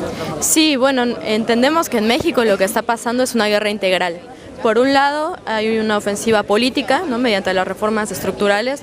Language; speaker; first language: Spanish; native; Spanish